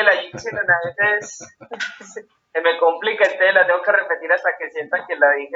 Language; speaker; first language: Spanish; native; Spanish